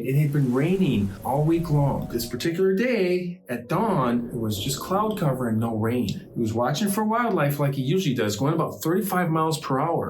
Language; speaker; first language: English; native; English